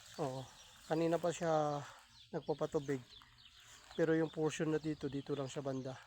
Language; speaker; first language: Filipino; non-native, local second language; Hiligaynon